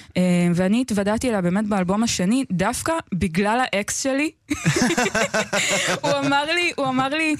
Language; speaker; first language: Hebrew; native; Hebrew